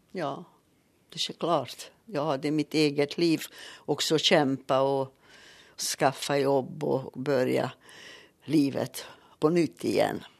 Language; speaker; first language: Swedish; native; Swedish